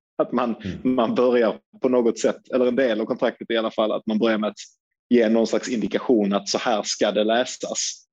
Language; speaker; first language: Swedish; early bilingual, other home language; Turkish